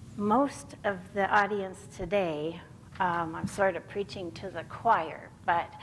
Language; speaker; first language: English; native; English